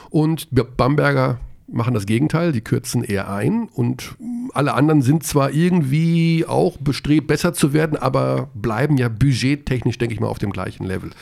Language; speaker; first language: German; native; German